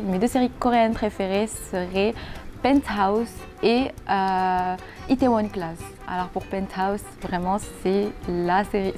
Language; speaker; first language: French; non-native, local second language; Arabic